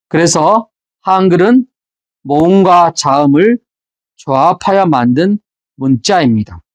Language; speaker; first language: Korean; native; Korean